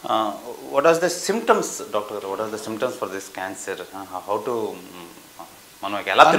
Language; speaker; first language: Telugu; native; Telugu